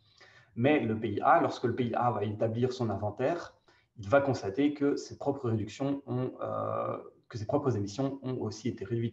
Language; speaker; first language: French; native; French